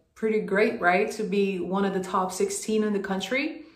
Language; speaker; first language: English; non-native, fluent; Swedish